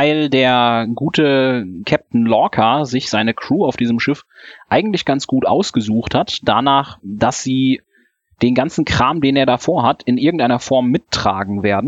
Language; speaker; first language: German; native; German